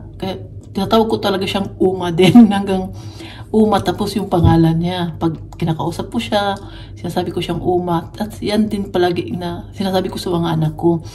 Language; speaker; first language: Filipino; non-native, local second language; Cebuano